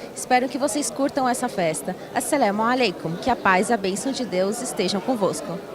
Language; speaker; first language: Portuguese; native; Portuguese